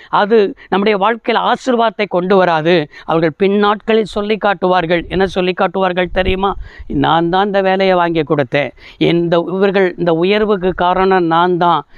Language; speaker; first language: Tamil; native; Tamil